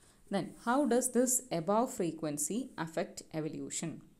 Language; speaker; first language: English; non-native, local second language; Malayalam